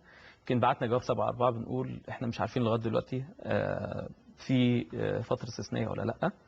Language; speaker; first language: Arabic; native; Arabic